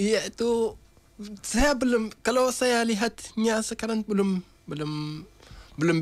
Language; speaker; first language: Indonesian; non-native, learner; Hausa